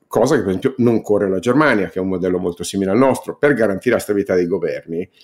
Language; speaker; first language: Italian; native; Italian